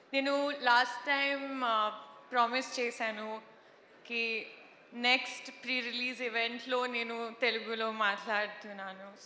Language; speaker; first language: Telugu; non-native, learner; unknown